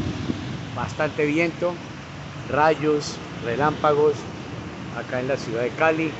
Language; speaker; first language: Spanish; native; Spanish